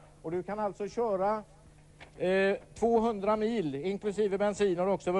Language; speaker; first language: Swedish; native; Swedish